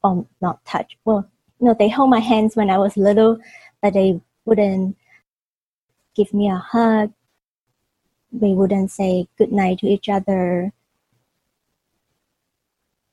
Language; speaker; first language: English; non-native, local second language; Cantonese